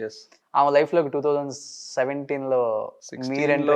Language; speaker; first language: Telugu; native; Telugu